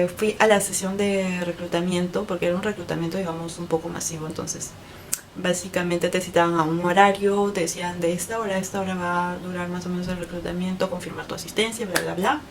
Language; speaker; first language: Spanish; native; Spanish